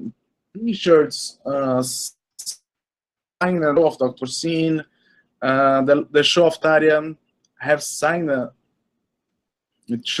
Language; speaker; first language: English; non-native, learner; Portuguese